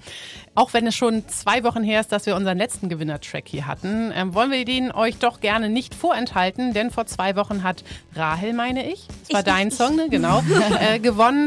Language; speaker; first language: German; native; German